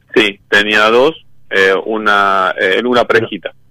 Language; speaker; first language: Spanish; native; Spanish